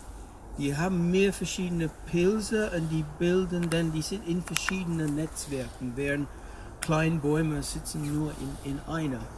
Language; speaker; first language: German; non-native, fluent; English